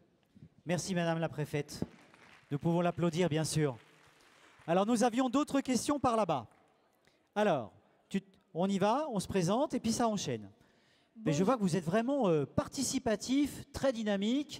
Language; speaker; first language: French; native; French